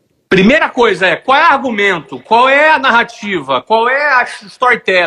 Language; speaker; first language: Portuguese; native; Portuguese